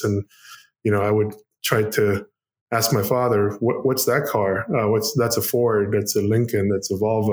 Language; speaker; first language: English; non-native, fluent; Korean